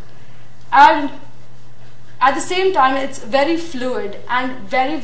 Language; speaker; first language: English; non-native, local second language; Urdu